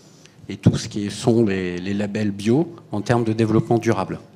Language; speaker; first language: French; native; French